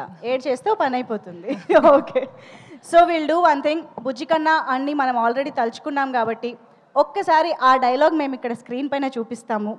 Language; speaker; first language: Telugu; native; Telugu